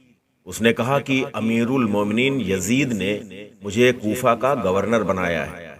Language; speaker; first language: Urdu; native; Urdu